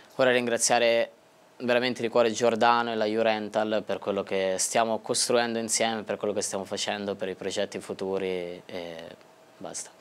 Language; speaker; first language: Italian; native; Italian